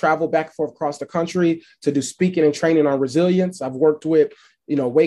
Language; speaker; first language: English; native; English